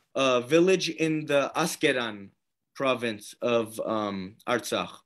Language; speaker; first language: English; native; English